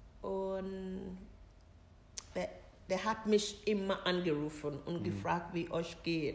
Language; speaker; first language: German; non-native, learner; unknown